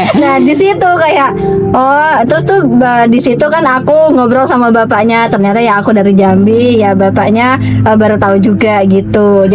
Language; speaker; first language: Indonesian; native; Indonesian